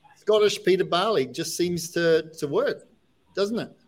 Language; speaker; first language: English; native; English